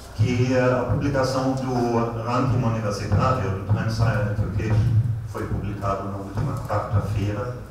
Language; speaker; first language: Portuguese; native; Portuguese